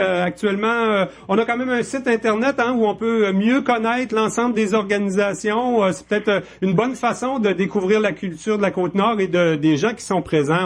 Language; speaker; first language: French; native; French